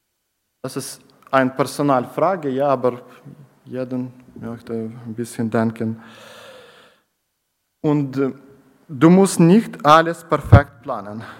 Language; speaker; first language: German; non-native, learner; Ukrainian